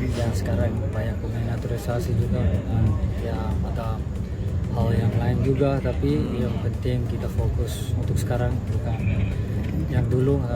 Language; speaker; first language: Indonesian; non-native, fluent; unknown